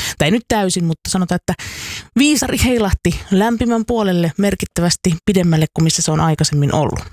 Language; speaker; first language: Finnish; native; Finnish